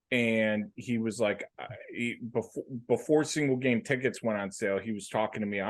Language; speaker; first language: English; native; English